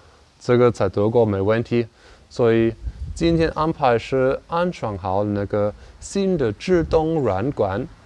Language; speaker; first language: Chinese; non-native, learner; German